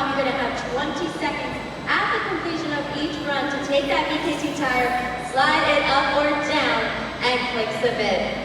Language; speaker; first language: English; native; English